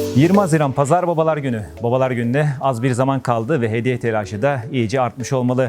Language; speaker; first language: Turkish; native; Turkish